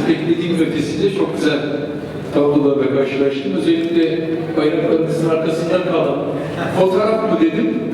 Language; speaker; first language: Turkish; native; Turkish